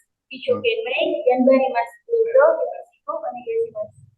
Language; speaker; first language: Japanese; non-native, learner; Indonesian